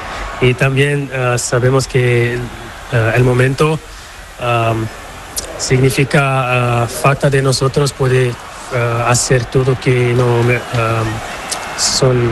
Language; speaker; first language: Spanish; non-native, learner; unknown